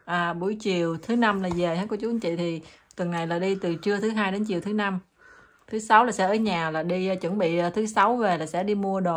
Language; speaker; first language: Vietnamese; native; Vietnamese